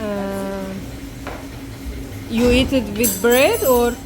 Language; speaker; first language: English; non-native, learner; Persian